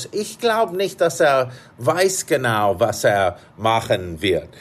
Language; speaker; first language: German; non-native, fluent; English